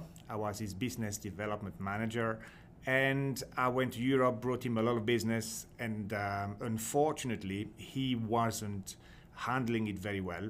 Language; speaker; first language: English; non-native, fluent; French